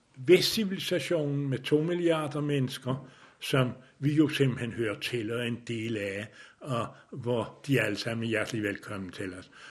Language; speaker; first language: Danish; native; Danish